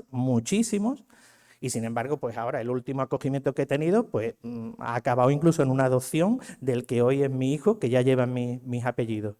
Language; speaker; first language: Spanish; native; Spanish